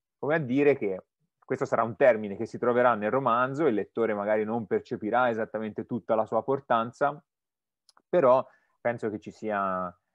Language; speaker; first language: Italian; native; Italian